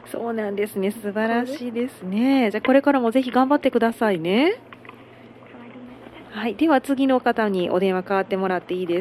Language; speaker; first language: Japanese; native; Japanese